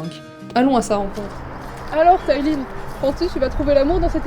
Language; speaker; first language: French; native; French